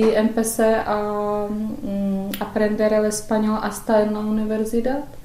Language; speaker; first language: Spanish; non-native, fluent; Czech